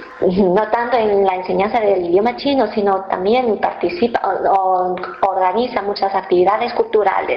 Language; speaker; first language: Spanish; non-native, fluent; Chinese